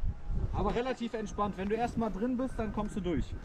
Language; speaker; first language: German; native; German